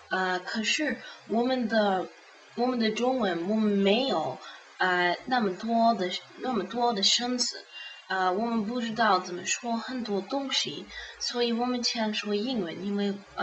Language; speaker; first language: Chinese; non-native, learner; English